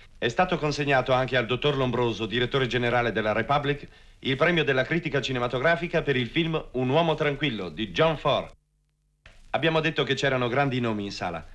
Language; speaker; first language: Italian; native; Italian